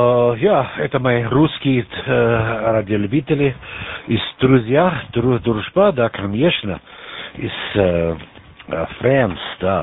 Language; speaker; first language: Russian; non-native, learner; German